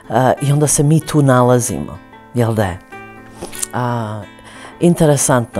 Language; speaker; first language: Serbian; early bilingual, other home language; Croatian